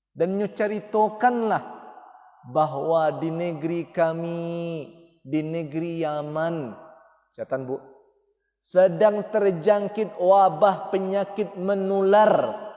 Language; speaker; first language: Malay; non-native, local second language; Minangkabau